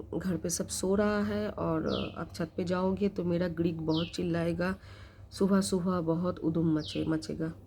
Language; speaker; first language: Hindi; non-native, local second language; Bangla